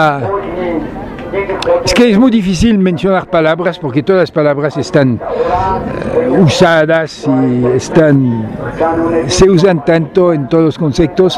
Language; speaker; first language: Spanish; non-native, fluent; French